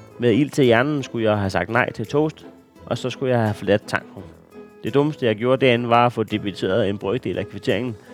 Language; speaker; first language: Danish; native; Danish